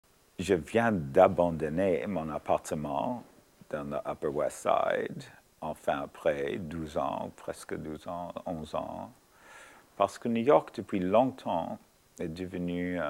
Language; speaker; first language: French; non-native, fluent; English